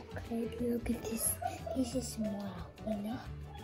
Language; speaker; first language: English; early bilingual, other home language; Indonesian